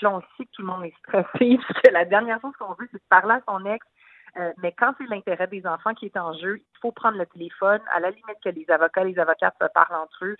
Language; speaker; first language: French; native; French